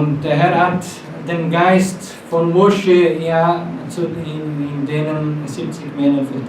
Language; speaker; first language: German; non-native, fluent; Portuguese